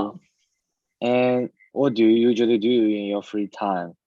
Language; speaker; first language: English; non-native, learner; Chinese